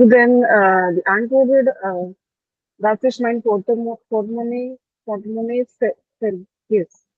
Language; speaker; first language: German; non-native, learner; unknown